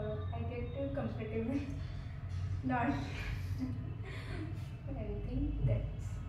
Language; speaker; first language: English; non-native, learner; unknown